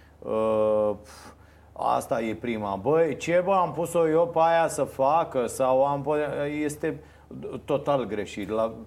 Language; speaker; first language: Romanian; native; Romanian